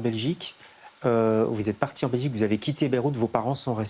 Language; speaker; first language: French; native; French